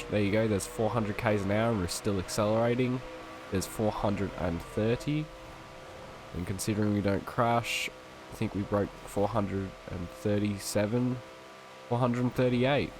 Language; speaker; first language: English; native; English